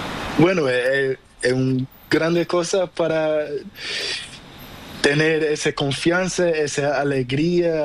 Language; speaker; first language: Spanish; non-native, learner; Portuguese